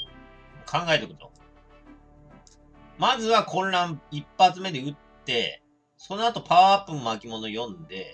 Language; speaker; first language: Japanese; native; Japanese